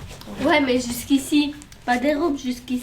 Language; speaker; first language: French; early bilingual, other home language; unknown